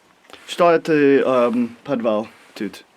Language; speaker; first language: Russian; non-native, learner; English